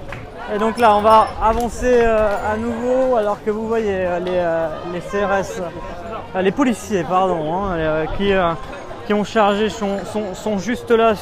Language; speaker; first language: French; native; French